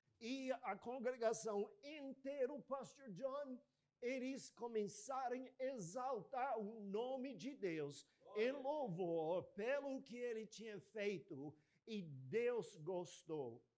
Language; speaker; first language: Portuguese; non-native, fluent; English